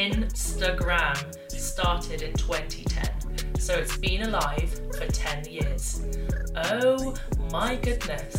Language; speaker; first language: English; native; English